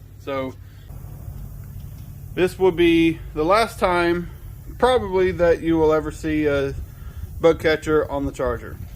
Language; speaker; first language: English; native; English